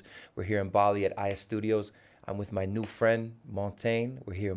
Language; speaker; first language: English; native; English